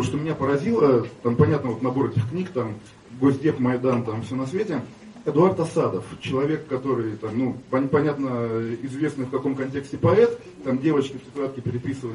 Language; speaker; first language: Russian; native; Russian